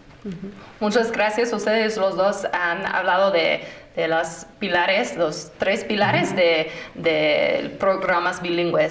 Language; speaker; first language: Spanish; non-native, fluent; English